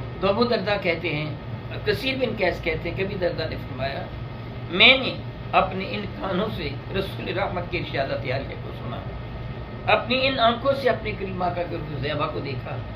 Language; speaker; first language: Urdu; non-native, local second language; Punjabi